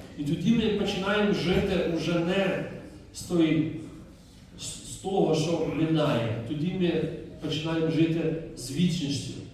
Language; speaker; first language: Ukrainian; non-native, fluent; Dutch